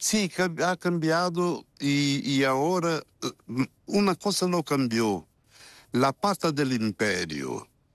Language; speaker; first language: Spanish; non-native, fluent; Portuguese